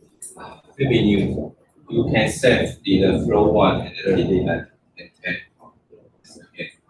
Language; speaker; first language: English; non-native, learner; Chinese